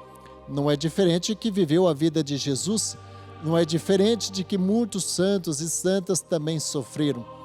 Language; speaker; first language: Portuguese; native; Portuguese